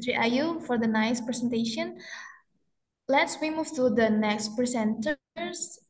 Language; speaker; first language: English; non-native, fluent; Indonesian